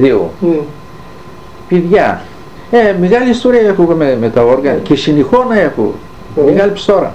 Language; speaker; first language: Greek; native; Greek